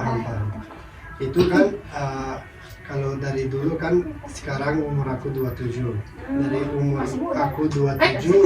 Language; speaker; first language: Indonesian; non-native, fluent; Hazaragi